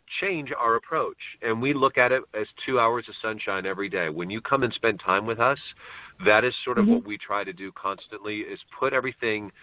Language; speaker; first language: English; native; English